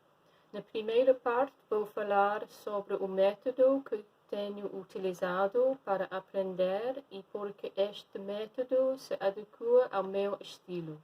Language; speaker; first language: Portuguese; non-native, fluent; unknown